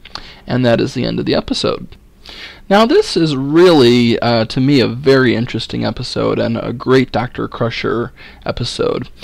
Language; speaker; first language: English; native; English